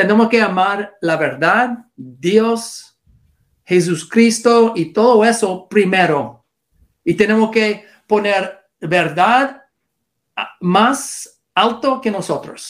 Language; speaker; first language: Spanish; non-native, learner; English